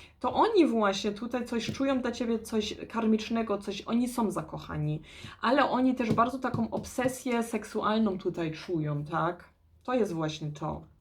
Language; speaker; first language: Polish; early bilingual, heritage; Polish